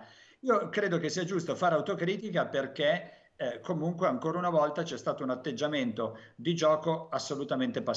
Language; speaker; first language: Italian; native; Italian